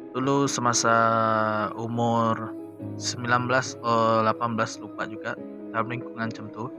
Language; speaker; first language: Malay; non-native, local second language; Iban